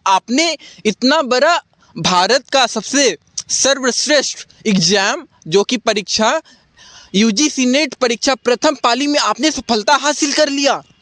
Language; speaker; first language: Hindi; native; Hindi